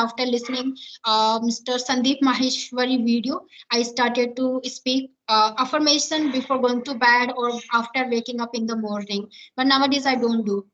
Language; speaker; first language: English; non-native, learner; Hindi